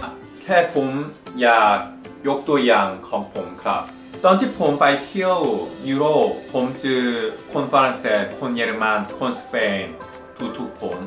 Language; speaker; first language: Thai; non-native, fluent; Korean